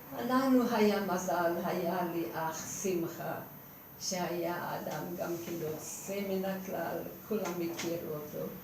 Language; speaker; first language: Hebrew; non-native, fluent; Hungarian